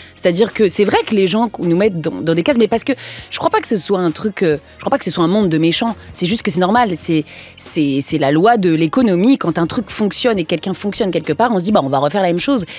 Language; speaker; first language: French; native; French